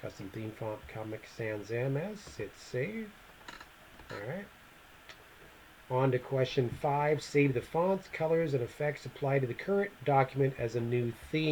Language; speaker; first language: English; native; English